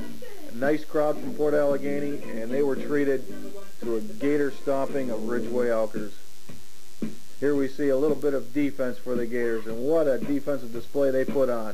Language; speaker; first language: English; native; English